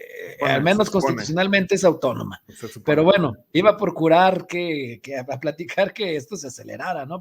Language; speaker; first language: Spanish; native; Spanish